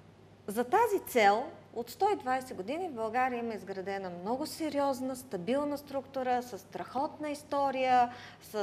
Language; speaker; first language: Bulgarian; native; Bulgarian